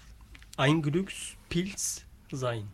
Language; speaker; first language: German; non-native, learner; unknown